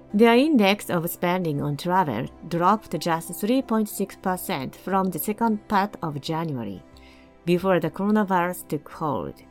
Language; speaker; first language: English; non-native, fluent; Japanese